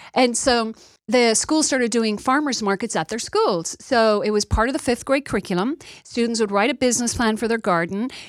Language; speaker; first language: English; native; English